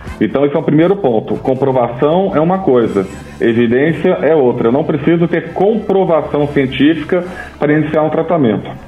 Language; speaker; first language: Portuguese; native; Portuguese